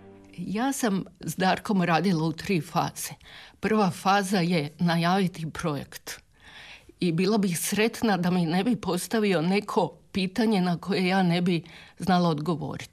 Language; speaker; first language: Serbian; native; Serbian